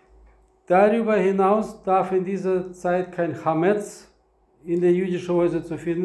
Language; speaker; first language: German; non-native, fluent; Russian